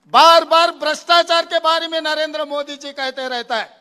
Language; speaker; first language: Hindi; non-native, local second language; Telugu